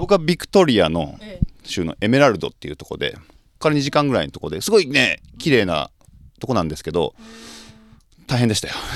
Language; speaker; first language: Japanese; native; Japanese